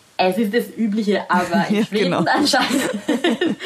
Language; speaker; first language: German; non-native, fluent; Italian